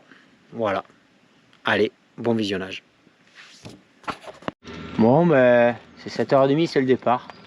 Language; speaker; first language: French; native; French